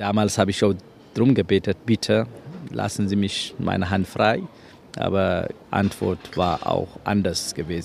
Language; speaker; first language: German; non-native, learner; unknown